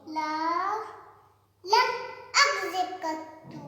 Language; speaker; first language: Arabic; non-native, learner; Urdu